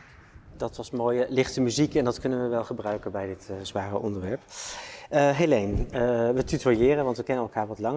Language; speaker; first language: Dutch; native; Dutch